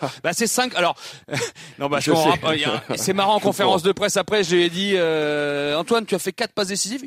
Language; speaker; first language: French; native; French